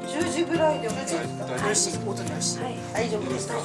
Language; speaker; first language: Japanese; non-native, learner; Korean